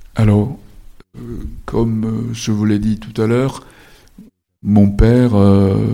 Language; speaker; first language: French; non-native, fluent; Japanese